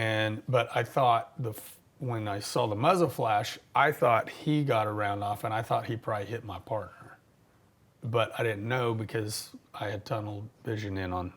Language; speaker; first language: English; native; English